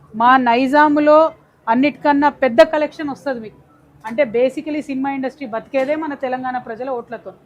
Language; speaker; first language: Telugu; native; Telugu